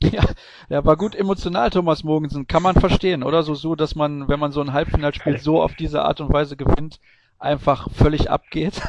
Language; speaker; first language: German; native; German